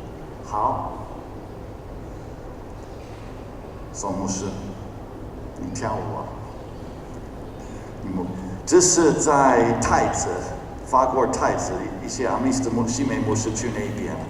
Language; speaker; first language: Chinese; non-native, fluent; English